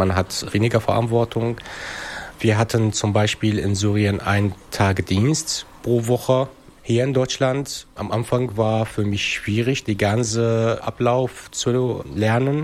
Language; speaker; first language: German; non-native, fluent; Arabic